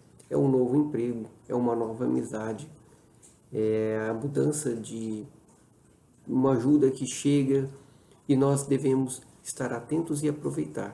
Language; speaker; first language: Portuguese; native; Portuguese